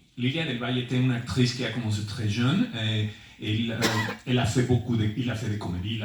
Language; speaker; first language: French; non-native, fluent; Spanish